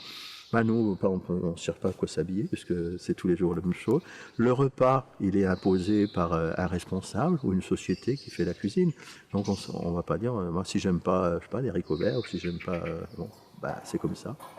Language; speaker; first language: French; native; French